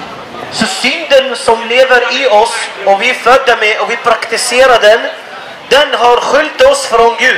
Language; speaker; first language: Swedish; non-native, fluent; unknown